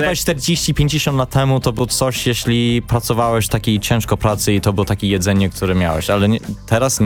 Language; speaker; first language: Polish; non-native, learner; English